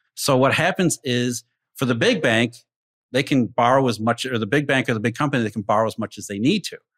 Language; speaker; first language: English; native; English